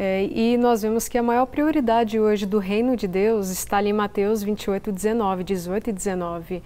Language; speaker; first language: Portuguese; native; Portuguese